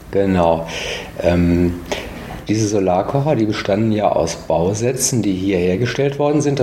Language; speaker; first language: German; native; German